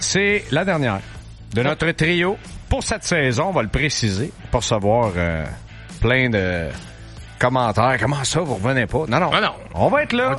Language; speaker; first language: French; native; French